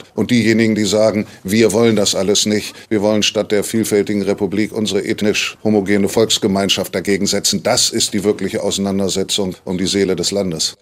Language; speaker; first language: German; native; German